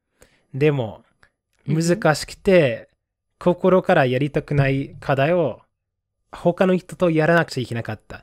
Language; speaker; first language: Japanese; non-native, fluent; English